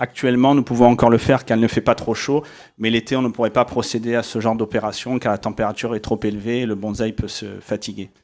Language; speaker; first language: French; native; French